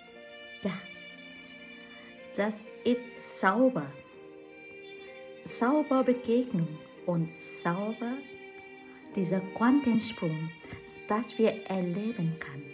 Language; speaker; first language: German; non-native, fluent; Vietnamese